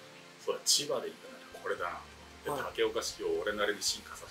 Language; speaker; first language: Japanese; native; Japanese